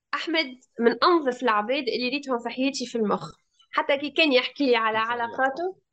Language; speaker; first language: Arabic; native; Arabic